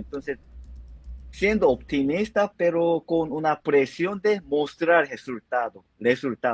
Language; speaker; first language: Spanish; non-native, fluent; Korean